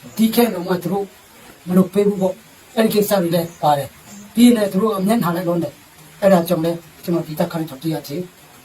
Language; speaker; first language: Burmese; non-native, local second language; Tedim Chin